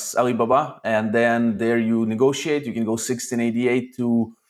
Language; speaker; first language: English; early bilingual, other home language; Russian